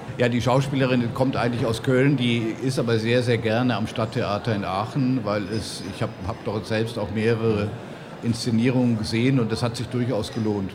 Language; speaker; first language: German; native; German